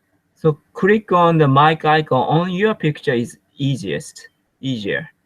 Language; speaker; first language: English; non-native, learner; Japanese